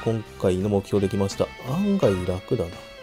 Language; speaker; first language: Japanese; native; Japanese